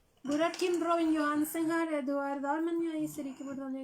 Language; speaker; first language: Norwegian; non-native, learner; Spanish